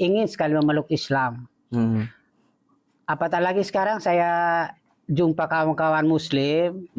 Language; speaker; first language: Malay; non-native, fluent; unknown